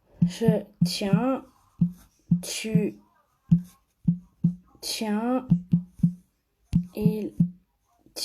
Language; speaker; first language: French; non-native, fluent; Armenian